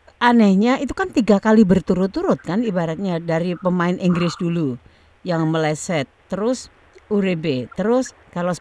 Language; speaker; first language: Indonesian; native; Indonesian